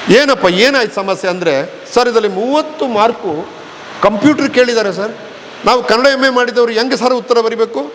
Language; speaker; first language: Kannada; native; Kannada